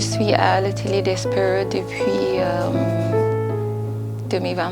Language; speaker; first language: French; non-native, fluent; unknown